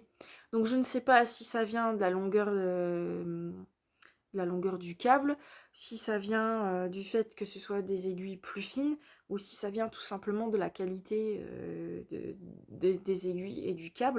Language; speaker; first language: French; native; French